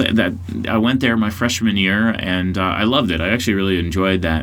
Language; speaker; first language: English; native; English